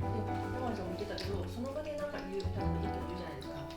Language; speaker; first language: Japanese; native; Japanese